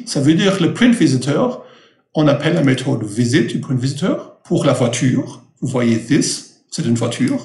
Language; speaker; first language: French; non-native, fluent; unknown